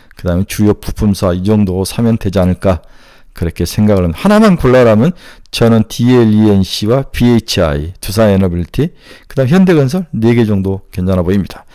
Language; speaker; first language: Korean; native; Korean